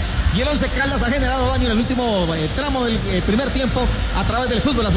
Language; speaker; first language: Spanish; native; Spanish